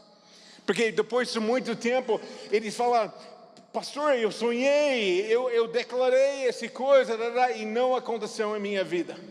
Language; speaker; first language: Portuguese; non-native, fluent; English